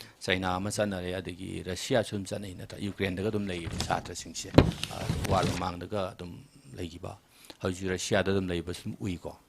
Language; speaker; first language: Manipuri; native; Manipuri